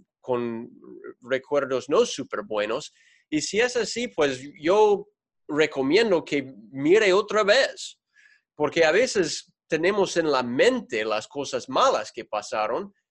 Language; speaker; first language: Spanish; non-native, fluent; English